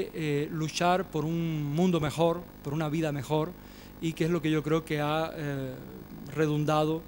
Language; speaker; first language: Spanish; native; Spanish